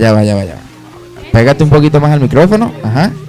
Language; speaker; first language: Spanish; native; Spanish